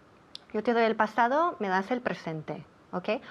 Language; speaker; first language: Spanish; non-native, fluent; English